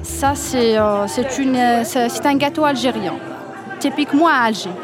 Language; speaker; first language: French; non-native, learner; Arabic